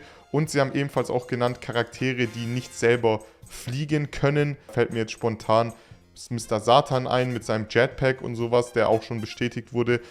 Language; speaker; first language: German; native; German